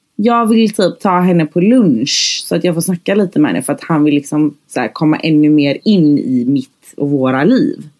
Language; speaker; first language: Swedish; native; Swedish